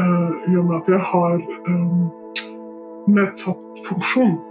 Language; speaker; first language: Norwegian; non-native, fluent; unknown